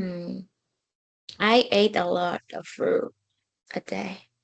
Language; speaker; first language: English; non-native, learner; Spanish